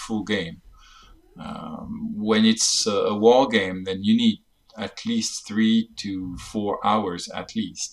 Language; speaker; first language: English; non-native, fluent; French